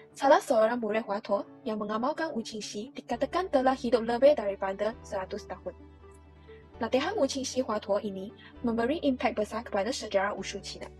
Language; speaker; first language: Malay; non-native, local second language; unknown